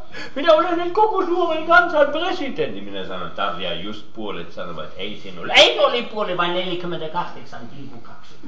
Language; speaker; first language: Finnish; non-native, learner; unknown